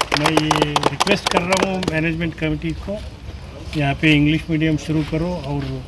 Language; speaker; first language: Hindi; non-native, local second language; Urdu